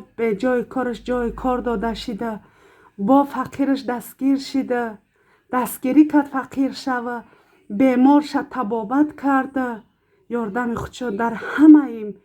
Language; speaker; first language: Tajik; native; Tajik